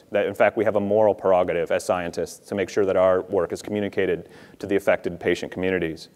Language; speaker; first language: English; native; English